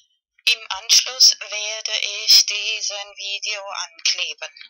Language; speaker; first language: German; non-native, fluent; Spanish